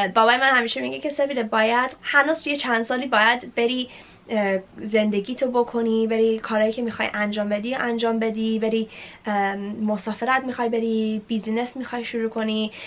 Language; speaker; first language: Persian; early bilingual, heritage; Persian